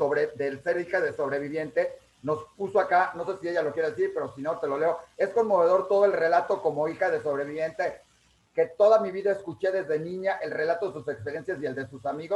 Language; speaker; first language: Spanish; native; Spanish